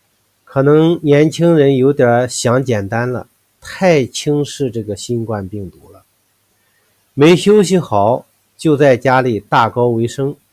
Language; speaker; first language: Chinese; native; Chinese